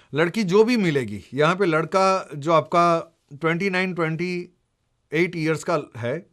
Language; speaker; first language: Hindi; non-native, local second language; Gujarati